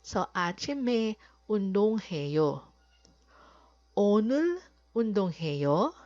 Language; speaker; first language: Korean; non-native, fluent; Filipino